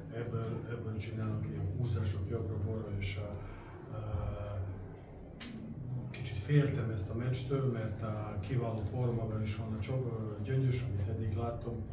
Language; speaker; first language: Hungarian; non-native, fluent; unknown